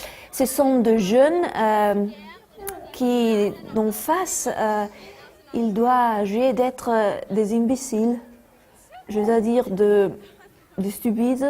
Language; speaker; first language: French; non-native, fluent; Italian